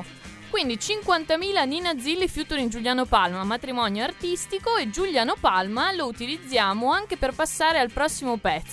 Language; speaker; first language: Italian; native; Italian